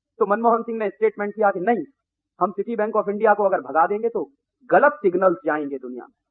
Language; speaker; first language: Hindi; native; Hindi